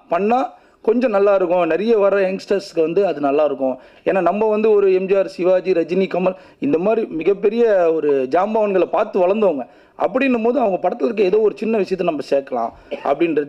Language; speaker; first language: Tamil; native; Tamil